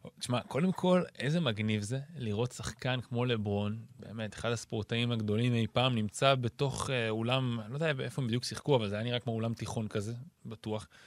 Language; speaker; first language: Hebrew; native; Hebrew